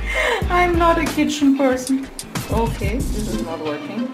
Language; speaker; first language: English; non-native, fluent; German